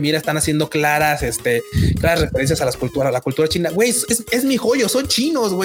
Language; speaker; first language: Spanish; native; Spanish